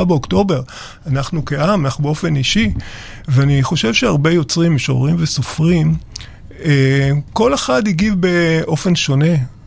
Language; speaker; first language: Hebrew; native; Hebrew